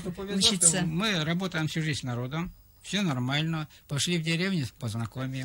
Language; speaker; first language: Russian; native; Russian